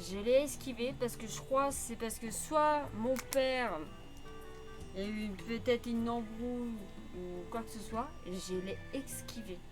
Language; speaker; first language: French; native; French